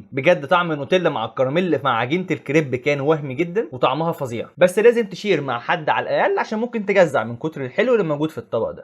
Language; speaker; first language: Arabic; native; Arabic